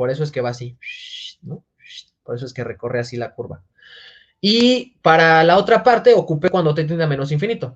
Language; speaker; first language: Spanish; native; Spanish